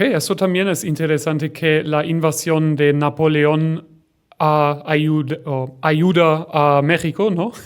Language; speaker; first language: Spanish; non-native, learner; German